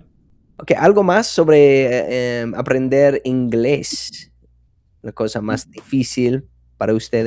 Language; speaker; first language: Spanish; non-native, fluent; English